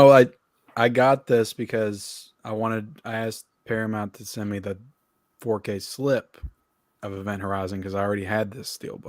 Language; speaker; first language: English; native; English